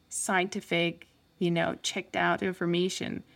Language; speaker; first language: English; non-native, fluent; Turkish